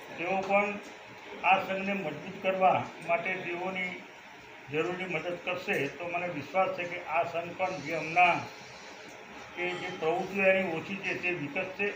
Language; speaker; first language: Gujarati; native; Gujarati